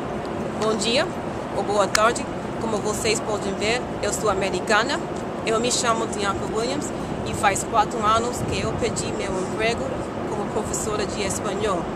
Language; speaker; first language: Portuguese; non-native, fluent; English